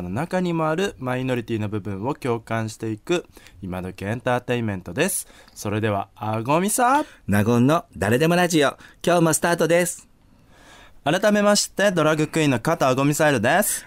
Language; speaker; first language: Japanese; native; Japanese